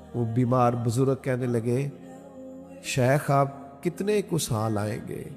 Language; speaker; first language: Urdu; non-native, local second language; Punjabi